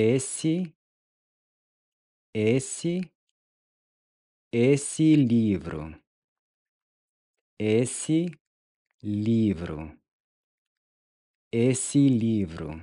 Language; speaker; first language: Portuguese; non-native, fluent; English